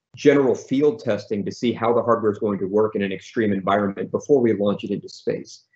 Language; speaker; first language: English; native; English